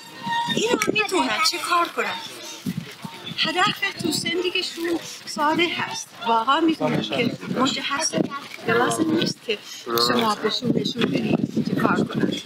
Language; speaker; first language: Persian; non-native, learner; Finnish